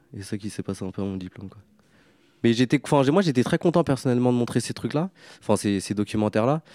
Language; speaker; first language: French; native; French